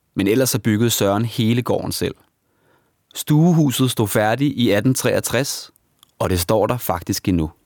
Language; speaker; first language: Danish; native; Danish